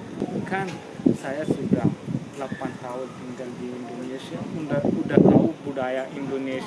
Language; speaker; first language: Indonesian; non-native, learner; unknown